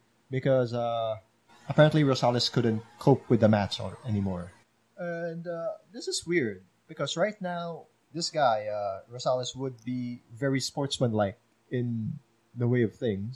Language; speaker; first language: English; non-native, local second language; Filipino